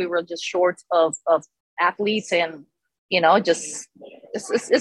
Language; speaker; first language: English; non-native, fluent; Spanish